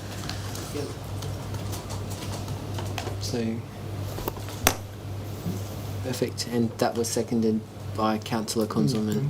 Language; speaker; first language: English; native; English